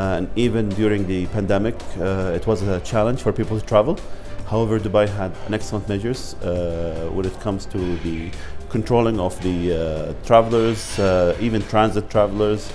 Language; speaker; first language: English; non-native, fluent; Arabic